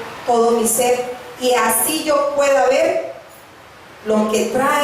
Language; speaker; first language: Spanish; native; Spanish